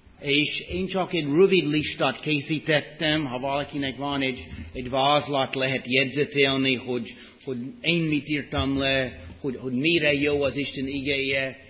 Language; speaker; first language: Hungarian; non-native, fluent; English